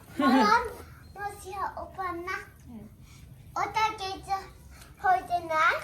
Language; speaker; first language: German; early bilingual, other home language; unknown